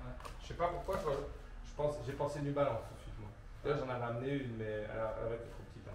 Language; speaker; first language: French; native; French